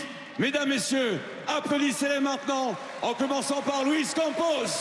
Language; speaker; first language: French; native; French